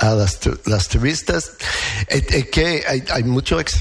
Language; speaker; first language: Spanish; non-native, learner; English